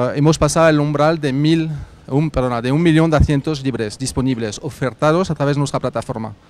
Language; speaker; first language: Spanish; non-native, fluent; French